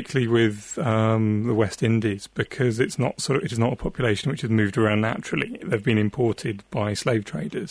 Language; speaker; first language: English; native; English